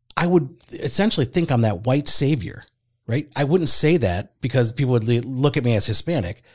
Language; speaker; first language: English; early bilingual, other home language; Spanish